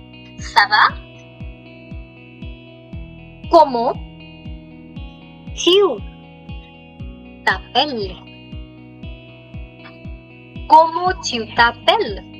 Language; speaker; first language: French; non-native, fluent; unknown